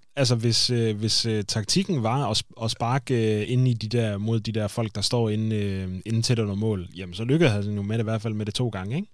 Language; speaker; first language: Danish; native; Danish